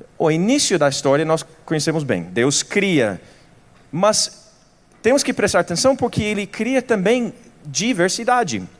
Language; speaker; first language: Portuguese; non-native, fluent; English